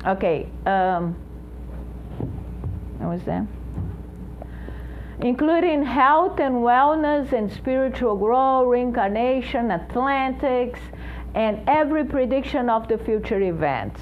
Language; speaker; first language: English; non-native, fluent; Portuguese